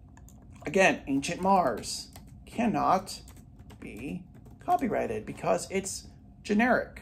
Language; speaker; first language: English; native; English